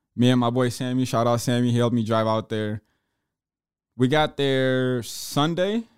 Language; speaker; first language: English; early bilingual, other home language; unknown